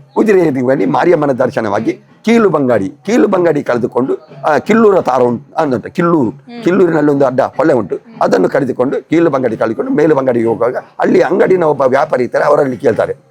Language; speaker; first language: Kannada; non-native, local second language; Tulu